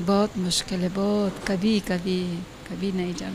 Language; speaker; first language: Hindi; non-native, learner; Persian